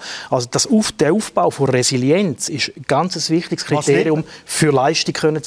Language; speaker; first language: German; native; German